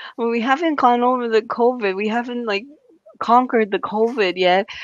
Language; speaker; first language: English; native; English